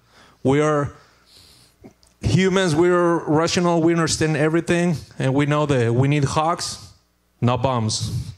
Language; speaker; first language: English; non-native, learner; Spanish